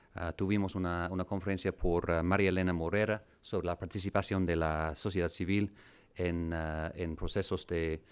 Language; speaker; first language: Spanish; non-native, fluent; English